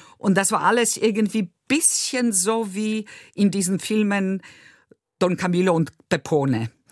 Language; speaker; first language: German; non-native, fluent; Polish